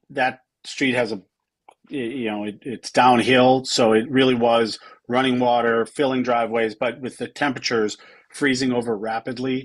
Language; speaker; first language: English; native; English